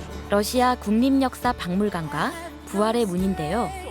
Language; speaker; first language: Korean; native; Korean